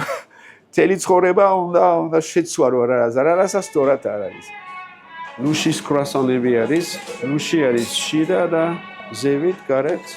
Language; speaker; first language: Georgian; non-native, learner; French